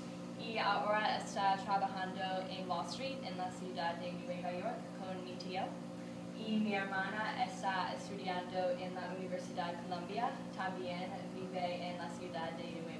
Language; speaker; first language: Spanish; non-native, learner; English